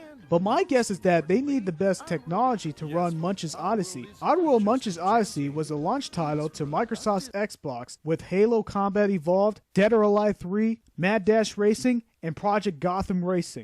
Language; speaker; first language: English; non-native, fluent; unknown